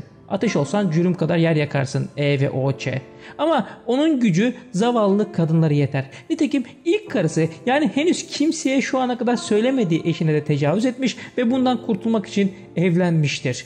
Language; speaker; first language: Turkish; native; Turkish